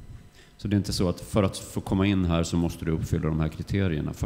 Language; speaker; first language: Swedish; native; Swedish